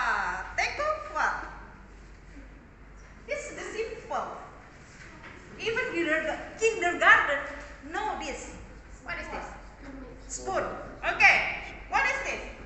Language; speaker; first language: English; non-native, learner; Indonesian